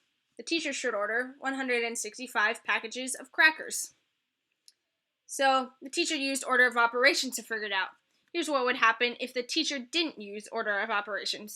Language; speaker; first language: English; native; English